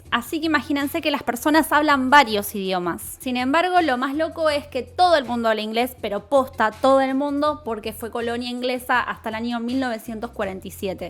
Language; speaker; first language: Spanish; native; Spanish